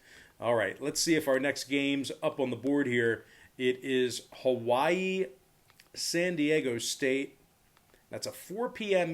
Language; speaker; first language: English; native; English